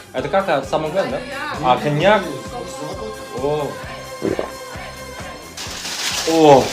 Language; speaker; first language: Russian; non-native, learner; Chinese